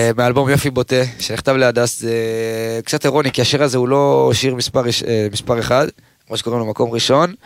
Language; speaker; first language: Hebrew; early bilingual, other home language; Amharic